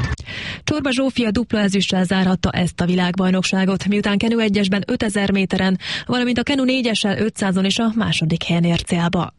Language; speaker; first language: Hungarian; native; Hungarian